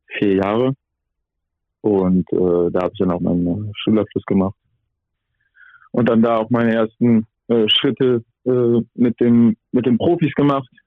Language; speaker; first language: German; non-native, local second language; French